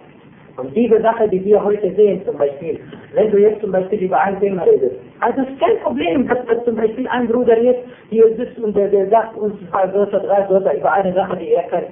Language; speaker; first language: German; non-native, fluent; Turkish